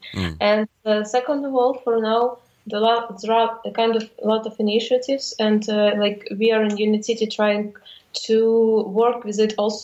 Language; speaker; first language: English; non-native, fluent; Ukrainian